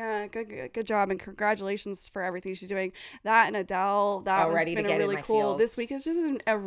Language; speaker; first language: English; native; English